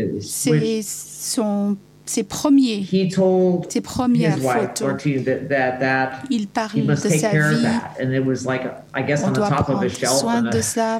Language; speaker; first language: French; non-native, learner; English